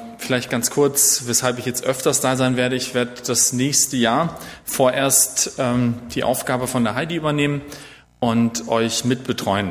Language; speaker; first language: German; native; German